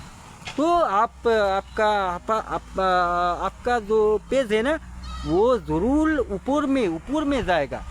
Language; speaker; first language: Hindi; non-native, learner; Bangla